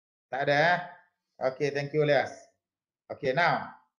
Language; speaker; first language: English; non-native, local second language; Malay